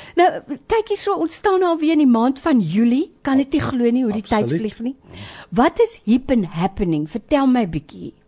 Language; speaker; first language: Afrikaans; native; Afrikaans